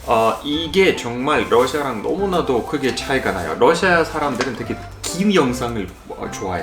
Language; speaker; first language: Korean; non-native, fluent; Russian